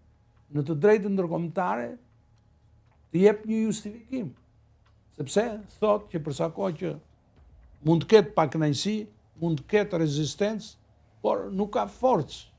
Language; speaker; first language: Albanian; native; Albanian